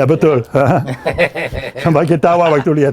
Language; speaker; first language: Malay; non-native, fluent; French